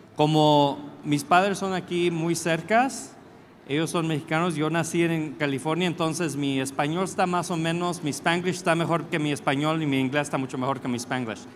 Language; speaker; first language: Spanish; early bilingual, other home language; English